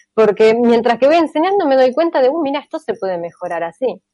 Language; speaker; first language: Spanish; native; Spanish